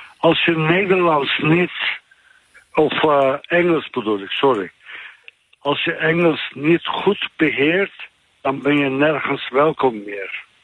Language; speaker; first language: Dutch; non-native, fluent; Turkish